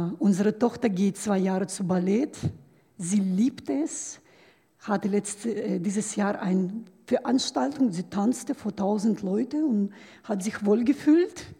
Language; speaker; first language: German; non-native, fluent; Russian